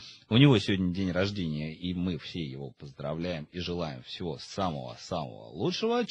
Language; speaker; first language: Russian; native; Russian